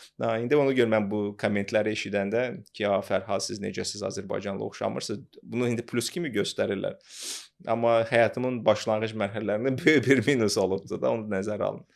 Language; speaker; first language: Azerbaijani; non-native, local second language; Russian